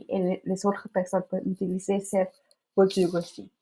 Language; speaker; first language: French; non-native, fluent; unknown